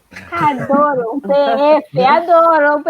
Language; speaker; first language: Portuguese; non-native, fluent; Spanish